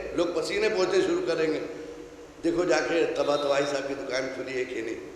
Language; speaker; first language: Urdu; native; Urdu